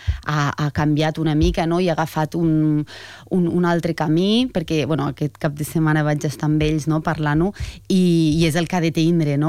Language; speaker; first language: Catalan; native; Catalan